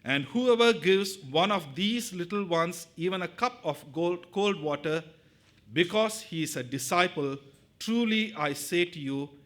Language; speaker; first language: English; non-native, local second language; Tamil